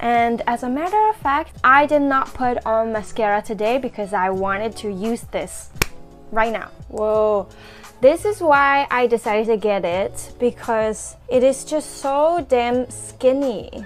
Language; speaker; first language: English; non-native, fluent; Chinese